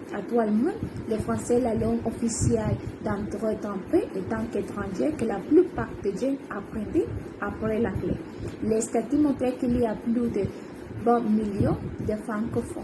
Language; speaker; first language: French; non-native, learner; Spanish